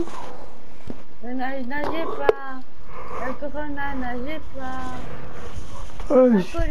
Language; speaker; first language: French; non-native, local second language; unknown